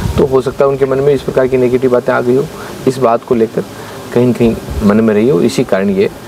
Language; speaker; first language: Hindi; native; Hindi